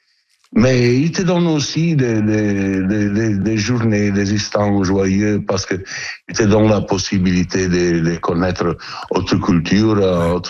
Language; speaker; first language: French; non-native, learner; Italian